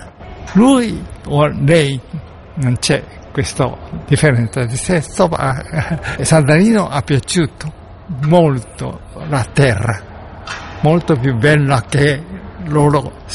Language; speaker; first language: Italian; non-native, learner; Japanese